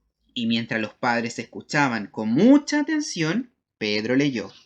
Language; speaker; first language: Spanish; native; Spanish